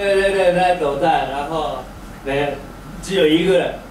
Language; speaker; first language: Chinese; non-native, learner; Thai